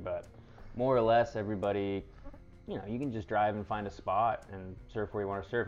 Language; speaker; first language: English; native; English